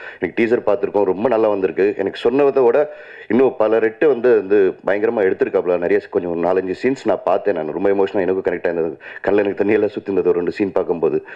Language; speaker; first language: Tamil; native; Tamil